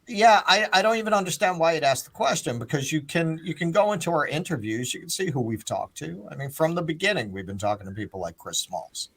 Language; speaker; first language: English; native; English